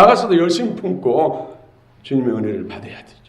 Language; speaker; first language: Korean; native; Korean